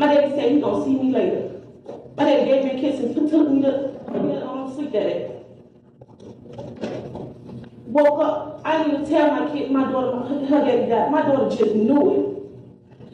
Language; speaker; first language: English; native; English